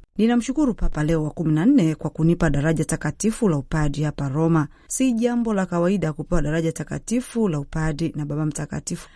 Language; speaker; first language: Swahili; native; Swahili